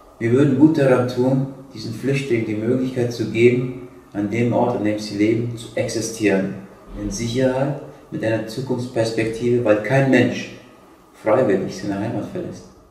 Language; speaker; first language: German; native; German